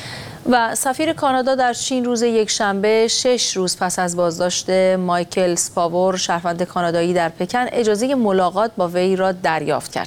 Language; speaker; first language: Persian; native; Persian